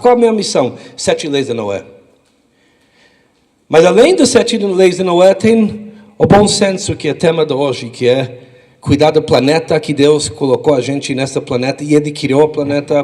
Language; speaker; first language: Portuguese; non-native, fluent; English